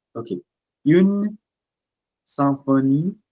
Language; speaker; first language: French; non-native, fluent; Hindi